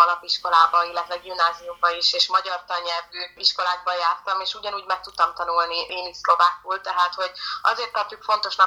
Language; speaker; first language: Hungarian; native; Hungarian